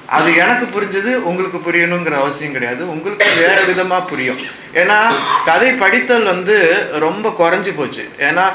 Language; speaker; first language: Tamil; native; Tamil